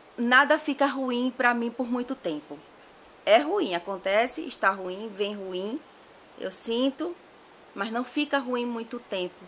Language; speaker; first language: Portuguese; native; Portuguese